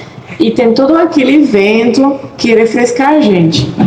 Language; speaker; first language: Portuguese; non-native, fluent; French